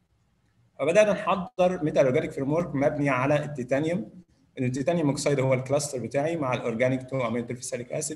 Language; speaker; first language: Arabic; native; Arabic